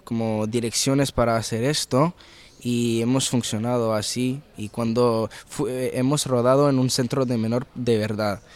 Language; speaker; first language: Spanish; early bilingual, heritage; Arabic